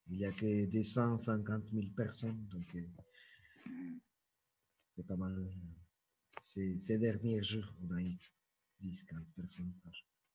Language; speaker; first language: French; non-native, fluent; Spanish